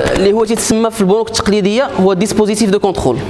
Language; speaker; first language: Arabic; native; Arabic